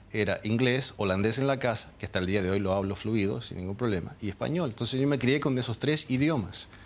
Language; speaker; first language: Spanish; early bilingual, other home language; Dutch